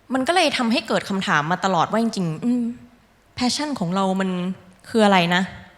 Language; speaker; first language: Thai; native; Thai